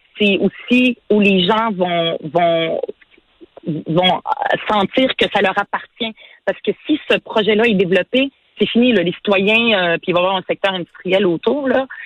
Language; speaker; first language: French; early bilingual, other home language; Arabic